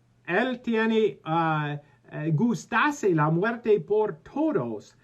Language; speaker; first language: Spanish; non-native, learner; English